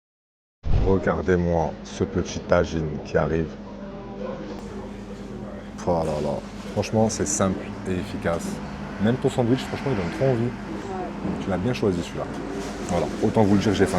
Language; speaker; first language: French; native; French